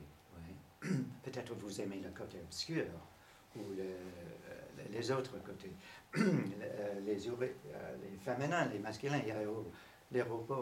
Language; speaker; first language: French; non-native, learner; English